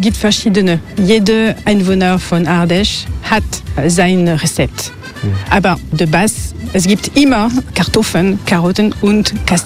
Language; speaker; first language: German; non-native, learner; French